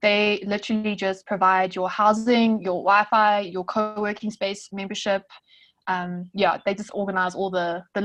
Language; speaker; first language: English; native; English